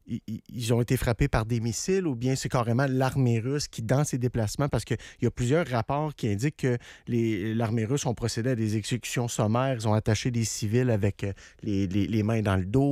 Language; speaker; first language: French; native; French